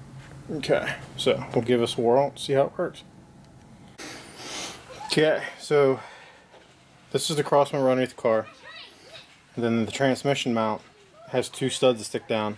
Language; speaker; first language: English; native; English